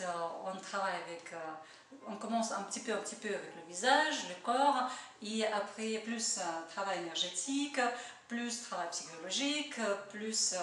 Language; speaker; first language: French; non-native, learner; Russian